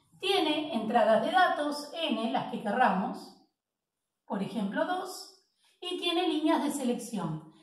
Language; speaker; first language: Spanish; native; Spanish